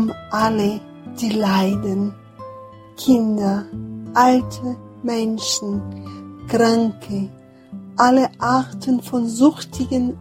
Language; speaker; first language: German; non-native, fluent; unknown